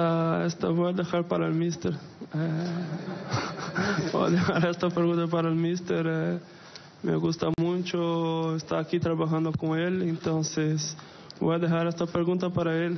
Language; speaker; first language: Spanish; non-native, fluent; Portuguese